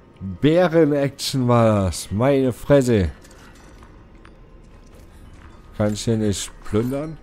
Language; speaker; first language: German; native; German